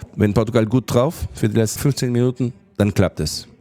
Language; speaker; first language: German; non-native, fluent; Portuguese